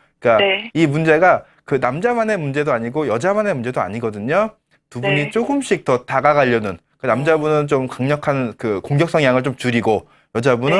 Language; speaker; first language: Korean; native; Korean